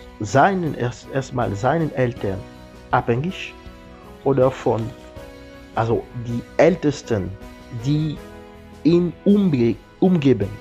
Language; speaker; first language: German; non-native, learner; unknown